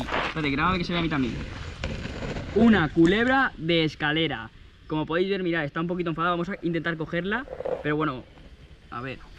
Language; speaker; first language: Spanish; native; Spanish